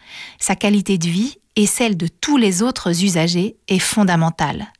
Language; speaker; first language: French; native; French